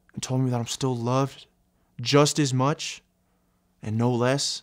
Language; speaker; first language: English; native; English